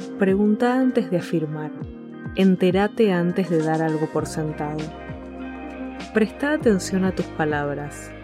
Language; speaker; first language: Spanish; native; Spanish